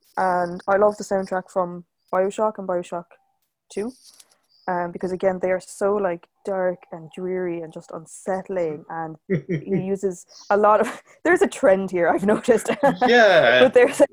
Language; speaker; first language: English; native; English